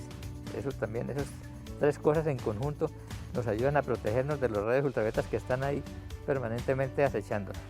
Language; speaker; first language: Spanish; native; Spanish